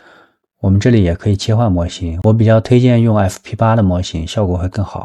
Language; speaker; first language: Chinese; native; Chinese